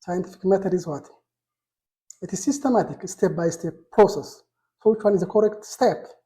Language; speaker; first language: English; non-native, local second language; Amharic